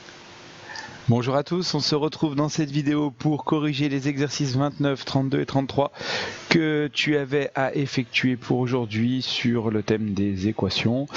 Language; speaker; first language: French; native; French